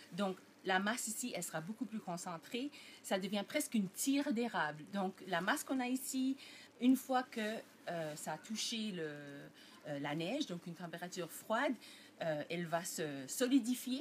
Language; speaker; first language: French; early bilingual, heritage; French